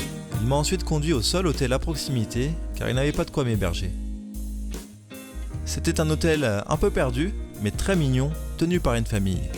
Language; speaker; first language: French; native; French